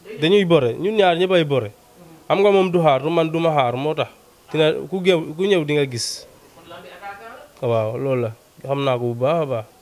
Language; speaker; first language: Wolof; non-native, local second language; Serer